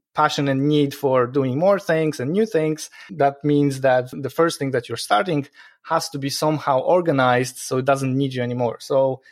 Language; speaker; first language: English; non-native, fluent; Polish